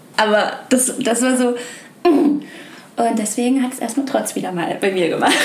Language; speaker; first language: German; native; German